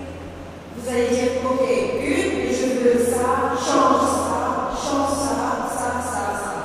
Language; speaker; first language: French; non-native, local second language; Arabic